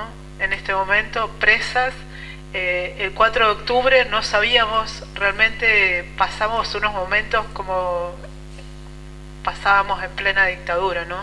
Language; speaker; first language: Spanish; native; Spanish